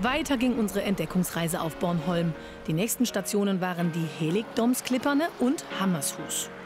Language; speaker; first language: German; native; German